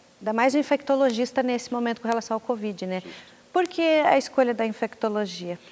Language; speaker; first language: Portuguese; native; Portuguese